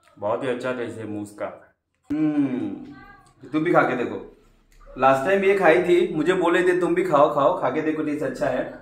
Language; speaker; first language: Hindi; non-native, local second language; Bangla